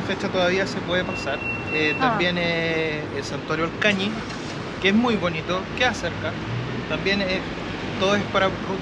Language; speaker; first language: Spanish; native; Spanish